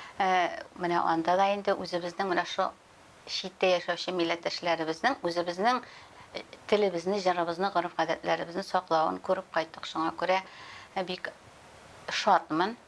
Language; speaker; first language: Tatar; native; Tatar